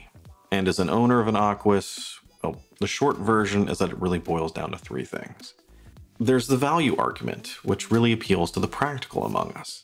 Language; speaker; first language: English; native; English